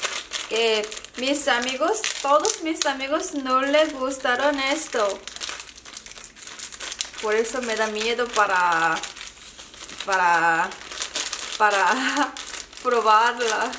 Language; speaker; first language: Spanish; non-native, learner; Korean